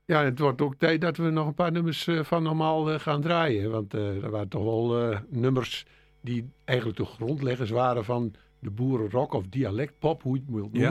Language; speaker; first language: Dutch; native; Dutch